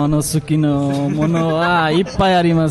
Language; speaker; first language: Japanese; non-native, learner; Nepali